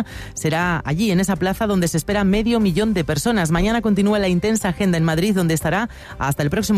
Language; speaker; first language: Spanish; native; Spanish